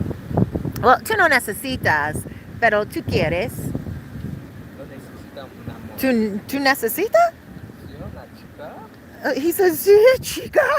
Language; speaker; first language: Spanish; non-native, learner; English